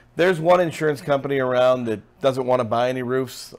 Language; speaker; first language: English; native; English